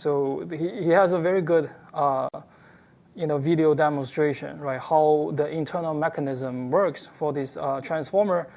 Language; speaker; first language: English; non-native, fluent; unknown